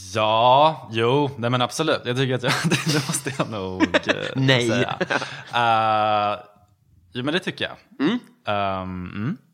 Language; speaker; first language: Swedish; native; Swedish